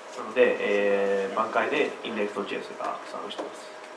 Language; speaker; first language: Japanese; non-native, learner; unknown